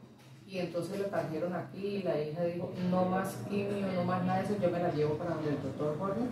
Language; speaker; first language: Spanish; native; Spanish